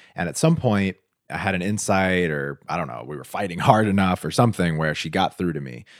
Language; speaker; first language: English; native; English